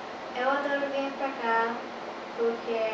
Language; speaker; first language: Portuguese; early bilingual, heritage; English